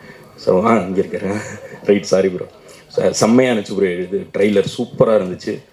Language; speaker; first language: Tamil; native; Tamil